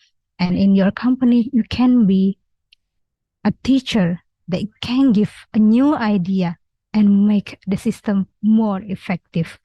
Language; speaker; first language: English; non-native, learner; Indonesian